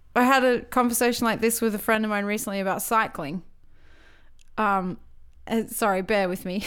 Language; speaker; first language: English; native; English